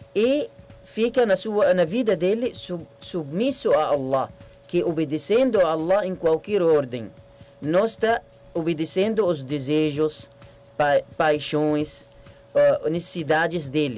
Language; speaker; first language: Portuguese; non-native, learner; Arabic